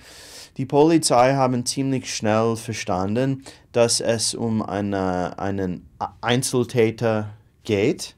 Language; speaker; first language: German; non-native, fluent; English